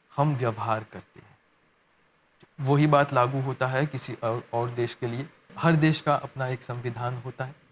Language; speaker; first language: Hindi; non-native, local second language; Morisyen